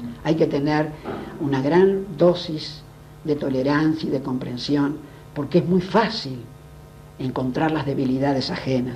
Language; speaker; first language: Spanish; native; Spanish